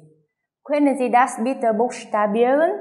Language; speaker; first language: German; non-native, fluent; Vietnamese